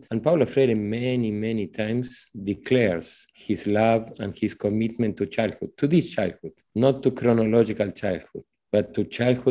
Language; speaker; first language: English; non-native, fluent; Spanish